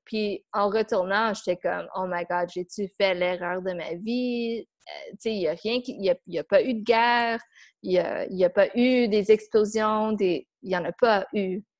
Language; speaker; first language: French; non-native, fluent; English